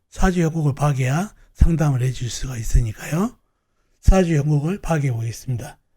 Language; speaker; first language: Korean; native; Korean